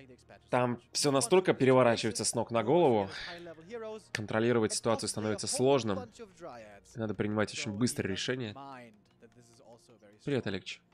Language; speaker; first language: Russian; native; Russian